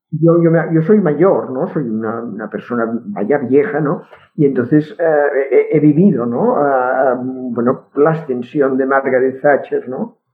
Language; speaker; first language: Spanish; non-native, local second language; Catalan